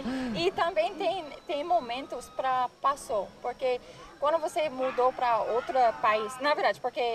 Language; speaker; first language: Portuguese; non-native, learner; English